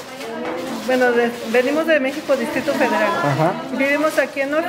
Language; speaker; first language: Spanish; native; Spanish